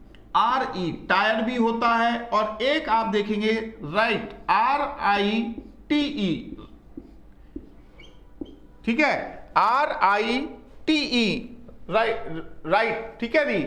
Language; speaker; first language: Hindi; native; Hindi